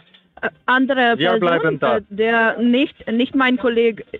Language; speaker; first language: German; non-native, learner; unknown